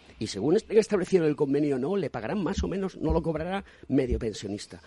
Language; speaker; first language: Spanish; native; Spanish